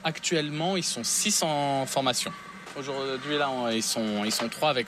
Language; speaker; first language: French; native; French